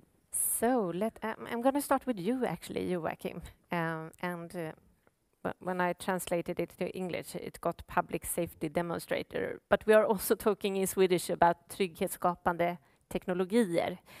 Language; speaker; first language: English; non-native, fluent; Swedish